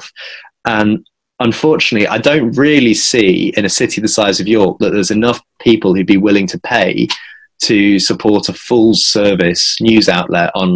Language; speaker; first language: English; native; English